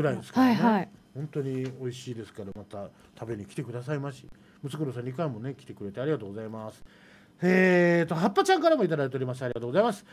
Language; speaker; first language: Japanese; native; Japanese